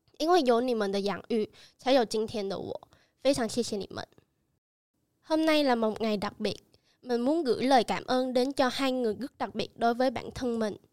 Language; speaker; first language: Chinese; early bilingual, other home language; Vietnamese